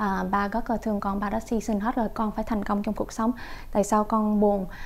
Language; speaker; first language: Vietnamese; early bilingual, heritage; Vietnamese